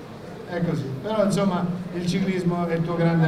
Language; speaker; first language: Italian; native; Italian